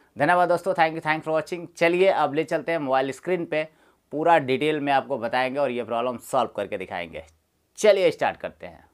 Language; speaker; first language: Hindi; native; Hindi